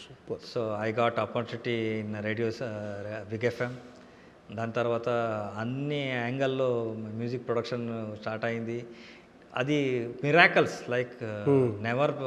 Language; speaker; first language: Telugu; non-native, local second language; Kannada